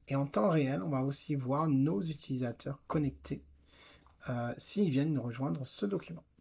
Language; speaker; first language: French; native; French